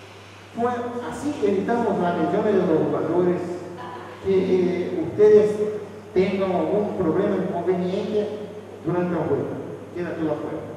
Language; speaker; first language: Spanish; non-native, fluent; Portuguese